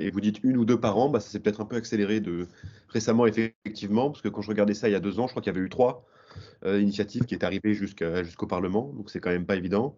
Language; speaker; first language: French; native; French